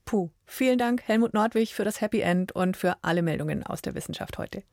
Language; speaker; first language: German; native; German